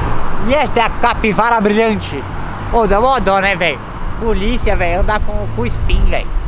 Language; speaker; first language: Portuguese; native; Portuguese